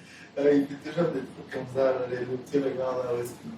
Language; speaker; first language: French; native; French